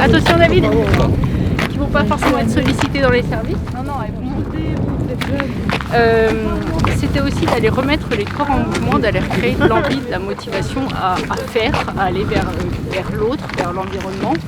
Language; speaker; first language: French; native; French